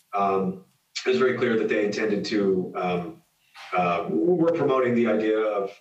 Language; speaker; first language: English; native; English